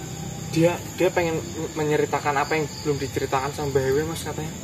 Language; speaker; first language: Indonesian; native; Indonesian